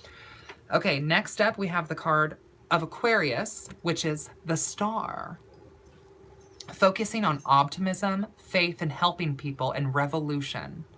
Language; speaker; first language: English; native; English